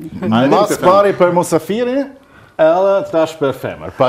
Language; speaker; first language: Albanian; non-native, learner; German